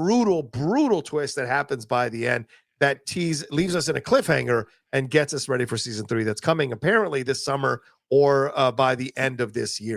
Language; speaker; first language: English; native; English